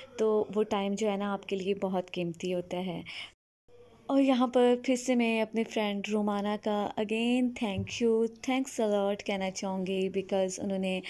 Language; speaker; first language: Hindi; native; Hindi